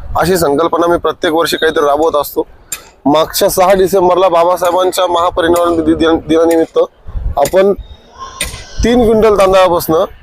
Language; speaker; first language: Marathi; native; Marathi